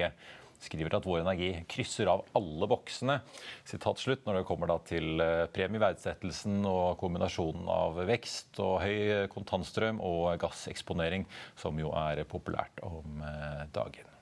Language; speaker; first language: Norwegian; native; Norwegian